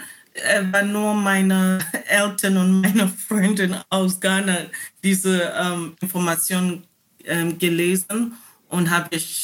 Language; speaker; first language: German; non-native, learner; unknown